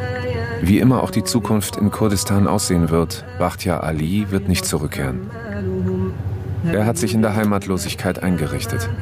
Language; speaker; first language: German; native; German